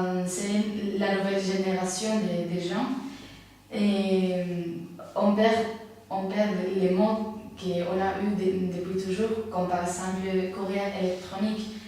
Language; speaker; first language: French; non-native, fluent; Spanish